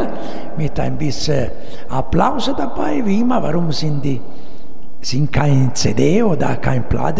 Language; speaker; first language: German; non-native, fluent; Italian